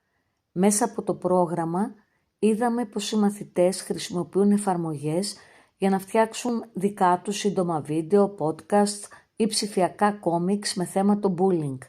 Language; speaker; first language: Greek; native; Greek